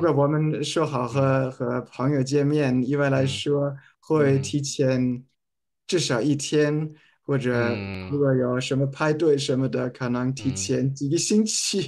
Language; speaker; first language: Chinese; non-native, fluent; German